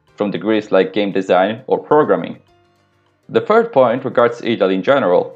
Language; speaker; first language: English; non-native, fluent; Italian